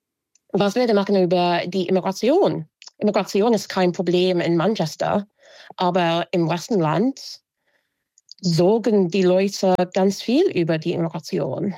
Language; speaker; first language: German; non-native, fluent; English